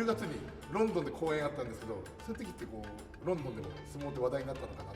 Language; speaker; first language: Japanese; native; Japanese